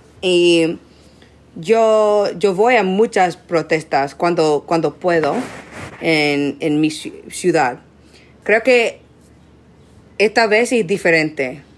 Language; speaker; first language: Spanish; non-native, learner; English